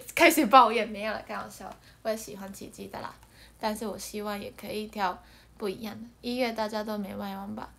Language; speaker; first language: Chinese; non-native, fluent; Japanese